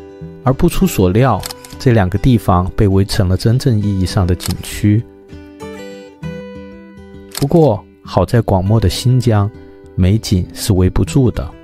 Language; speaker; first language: Chinese; native; Chinese